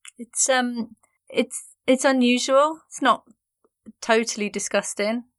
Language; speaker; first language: English; native; English